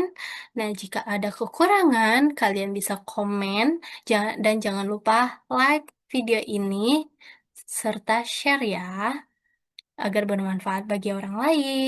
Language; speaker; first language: Indonesian; native; Indonesian